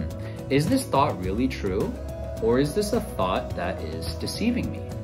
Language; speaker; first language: English; native; English